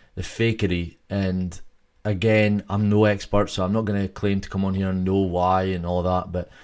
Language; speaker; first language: English; native; English